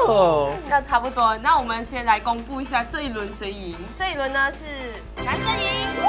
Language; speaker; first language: Chinese; native; Chinese